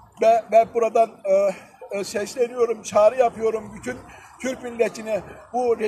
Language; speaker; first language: Turkish; early bilingual, heritage; Turkish